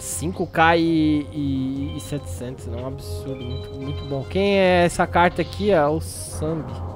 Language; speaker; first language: Portuguese; native; Portuguese